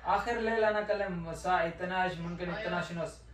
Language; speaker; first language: Arabic; non-native, learner; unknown